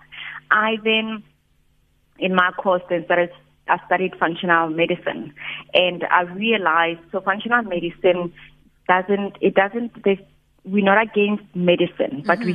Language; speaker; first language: English; non-native, local second language; Tswana